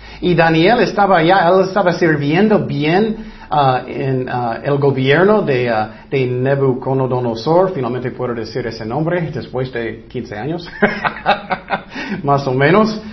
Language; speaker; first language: Spanish; non-native, fluent; English